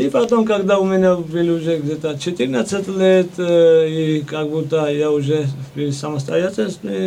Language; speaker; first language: Russian; non-native, fluent; Georgian